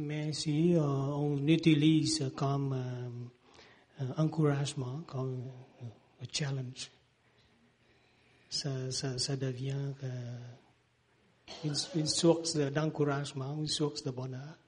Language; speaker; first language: French; non-native, learner; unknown